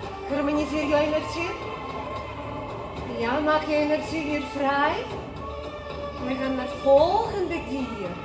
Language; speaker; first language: Dutch; non-native, learner; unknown